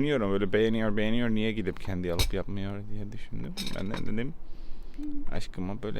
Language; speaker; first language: Turkish; native; Turkish